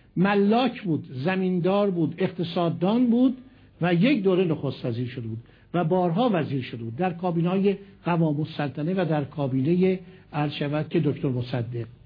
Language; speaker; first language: Persian; native; Persian